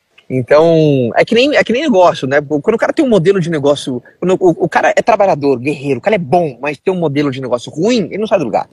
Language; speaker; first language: Portuguese; native; Portuguese